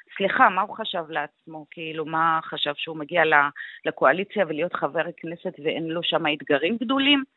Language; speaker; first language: Hebrew; non-native, local second language; Arabic